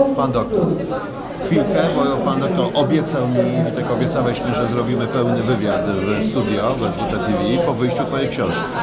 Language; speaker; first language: Polish; native; Polish